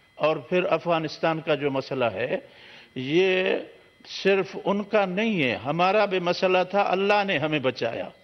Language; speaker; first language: Urdu; non-native, local second language; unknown